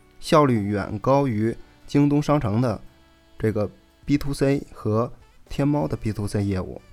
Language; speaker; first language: Chinese; native; Chinese